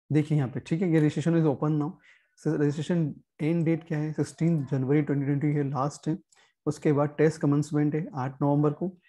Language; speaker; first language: Hindi; native; Hindi